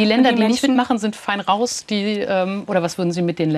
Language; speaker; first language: German; native; German